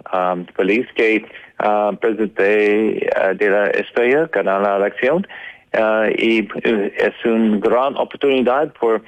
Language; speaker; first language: Spanish; non-native, learner; English